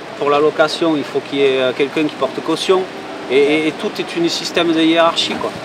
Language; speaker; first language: French; native; French